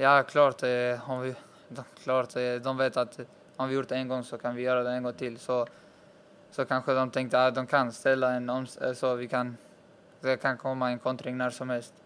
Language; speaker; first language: Swedish; early bilingual, other home language; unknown